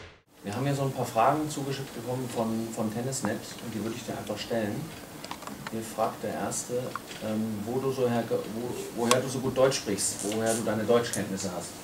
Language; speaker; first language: German; native; German